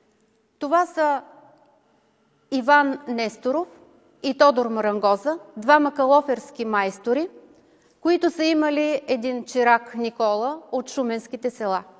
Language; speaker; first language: Bulgarian; native; Bulgarian